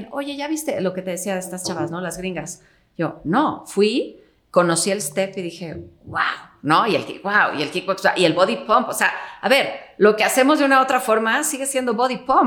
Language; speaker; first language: Spanish; native; Spanish